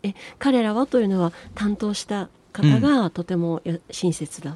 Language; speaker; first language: Japanese; native; Japanese